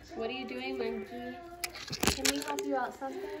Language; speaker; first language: English; native; English